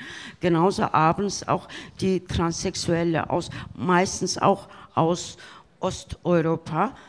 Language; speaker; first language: German; non-native, fluent; Turkish